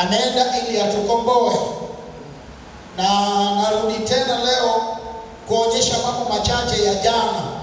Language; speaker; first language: Swahili; native; Swahili